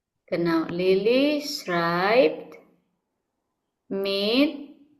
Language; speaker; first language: German; non-native, fluent; Indonesian